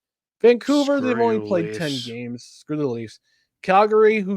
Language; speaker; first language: English; native; English